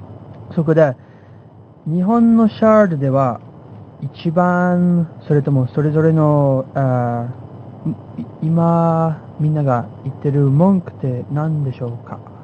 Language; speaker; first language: Japanese; non-native, fluent; English